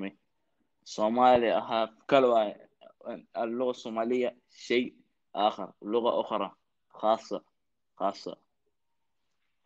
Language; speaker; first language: Arabic; non-native, learner; Somali